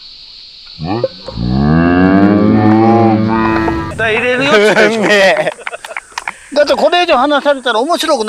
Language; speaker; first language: Japanese; native; Japanese